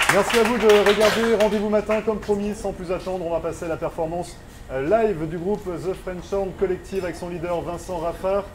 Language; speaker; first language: French; native; French